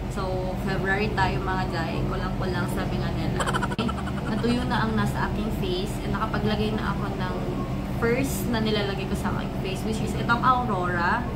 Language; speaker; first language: Filipino; non-native, local second language; Cebuano